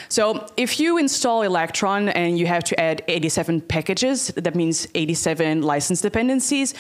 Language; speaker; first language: English; non-native, fluent; Dutch